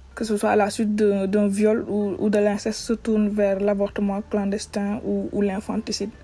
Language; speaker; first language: French; non-native, local second language; Wolof